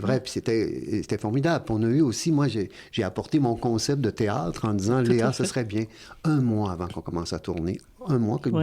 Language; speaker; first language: French; native; French